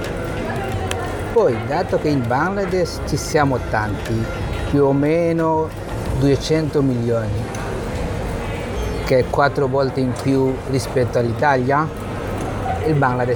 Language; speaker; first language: Italian; non-native, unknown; Bangla